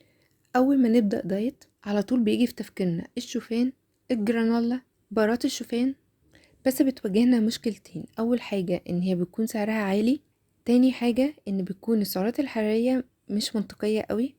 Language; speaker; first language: Arabic; native; Arabic